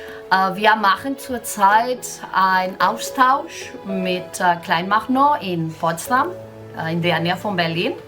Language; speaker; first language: German; non-native, fluent; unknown